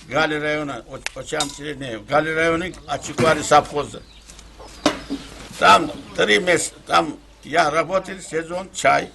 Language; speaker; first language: Russian; non-native, local second language; Turkish